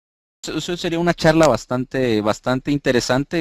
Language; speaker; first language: Spanish; native; Spanish